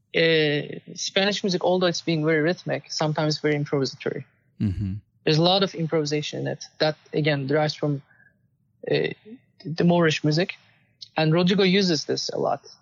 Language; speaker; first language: English; non-native, fluent; Turkish